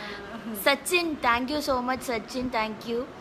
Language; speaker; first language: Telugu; non-native, learner; Malayalam